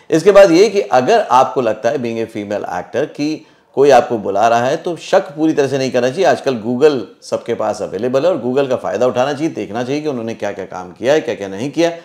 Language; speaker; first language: Hindi; native; Hindi